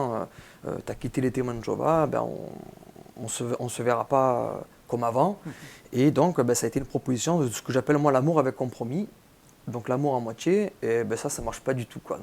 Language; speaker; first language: French; native; French